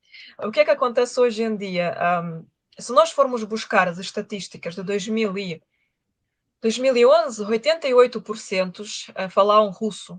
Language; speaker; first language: Portuguese; non-native, fluent; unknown